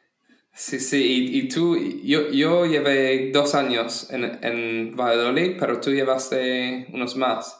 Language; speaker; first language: Spanish; non-native, fluent; English